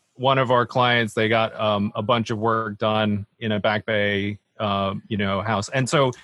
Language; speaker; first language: English; native; English